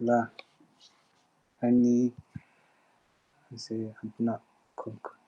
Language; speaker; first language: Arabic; non-native, learner; English